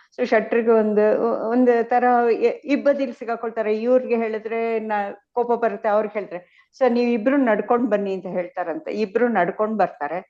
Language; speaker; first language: Kannada; non-native, local second language; Tamil